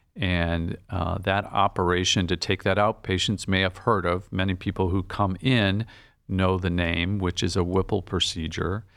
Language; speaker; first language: English; native; English